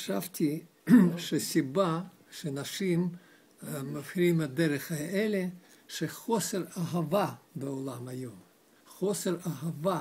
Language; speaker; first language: Hebrew; non-native, learner; Russian